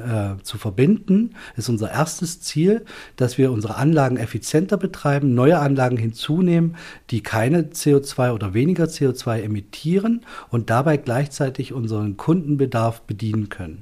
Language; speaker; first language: German; native; German